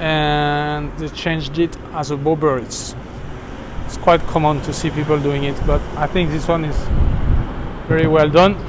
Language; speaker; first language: English; non-native, fluent; French